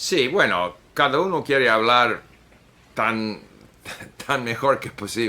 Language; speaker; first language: Spanish; non-native, fluent; Swedish